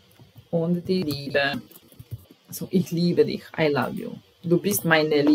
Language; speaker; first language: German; non-native, fluent; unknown